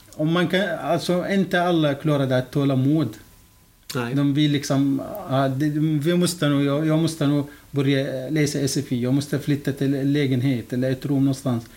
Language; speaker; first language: Swedish; non-native, fluent; Arabic